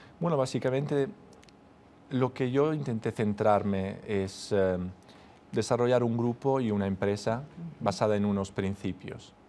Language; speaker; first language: Spanish; non-native, fluent; Italian